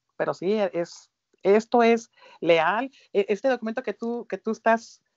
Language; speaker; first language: Spanish; early bilingual, heritage; Spanish